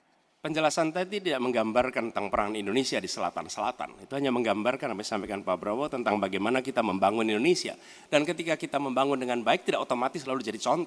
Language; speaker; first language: Indonesian; native; Indonesian